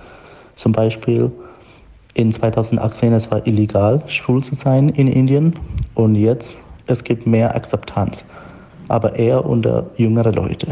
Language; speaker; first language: German; non-native, learner; Malayalam